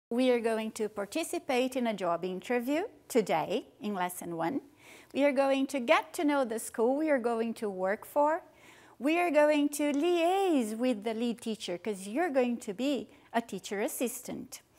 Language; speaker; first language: English; non-native, fluent; Portuguese